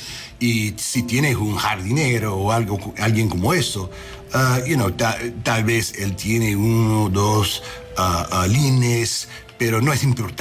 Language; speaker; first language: Spanish; non-native, learner; English